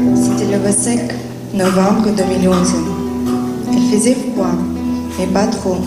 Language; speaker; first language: French; non-native, learner; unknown